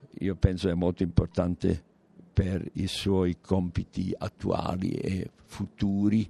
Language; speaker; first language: Italian; non-native, fluent; German